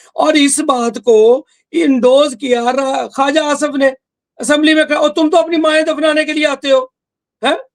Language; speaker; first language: Urdu; non-native, local second language; Punjabi